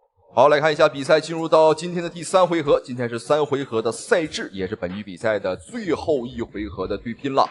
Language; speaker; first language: Chinese; native; Chinese